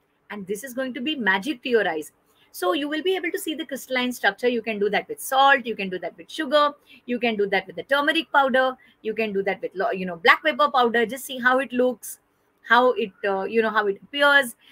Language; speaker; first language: English; non-native, local second language; Hindi